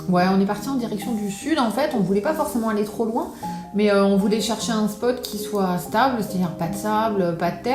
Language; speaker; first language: French; native; French